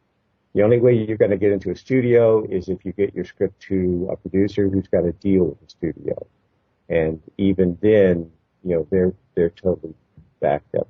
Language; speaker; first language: English; native; English